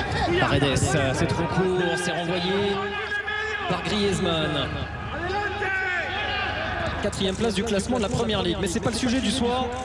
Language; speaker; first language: French; native; French